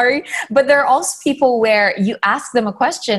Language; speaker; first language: English; non-native, local second language; Filipino